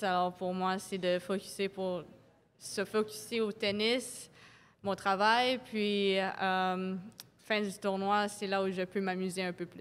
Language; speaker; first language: French; non-native, local second language; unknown